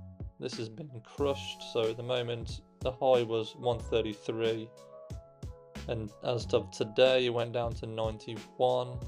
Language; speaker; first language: English; native; English